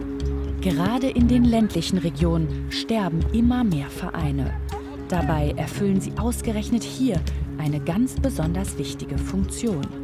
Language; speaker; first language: German; native; German